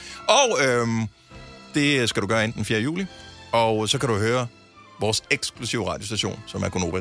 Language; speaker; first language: Danish; native; Danish